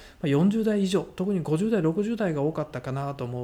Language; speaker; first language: Japanese; native; Japanese